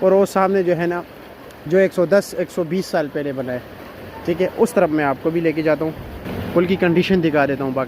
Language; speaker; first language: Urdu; non-native, local second language; Pashto